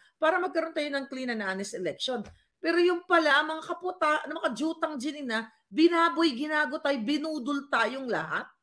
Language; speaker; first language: Filipino; non-native, local second language; Cebuano